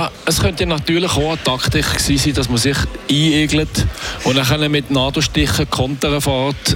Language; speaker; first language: German; native; German